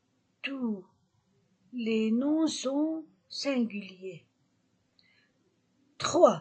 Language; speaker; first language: French; non-native, fluent; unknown